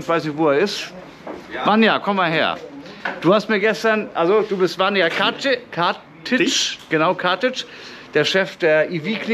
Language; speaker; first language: German; native; German